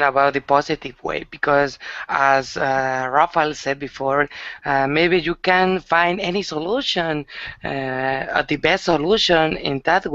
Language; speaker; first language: English; non-native, learner; Spanish